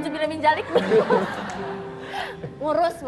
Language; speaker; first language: Indonesian; native; Indonesian